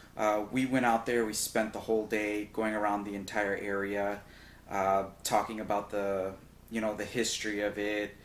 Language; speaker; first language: English; native; English